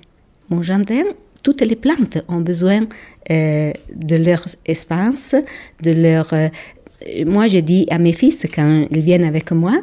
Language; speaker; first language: French; non-native, local second language; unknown